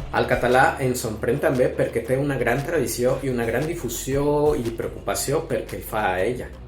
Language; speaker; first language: Catalan; non-native, fluent; Spanish